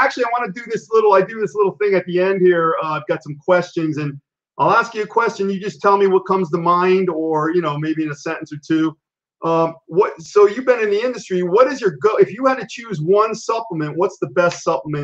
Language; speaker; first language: English; native; English